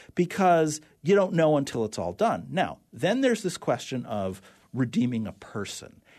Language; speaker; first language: English; native; English